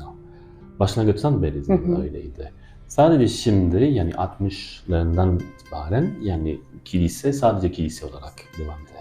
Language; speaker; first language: Turkish; non-native, fluent; French